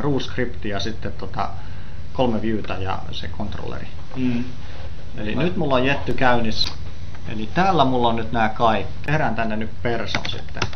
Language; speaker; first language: Finnish; native; Finnish